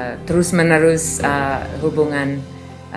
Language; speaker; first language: Indonesian; non-native, learner; English